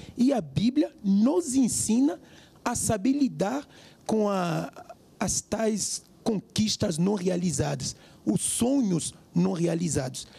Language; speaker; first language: Portuguese; non-native, fluent; French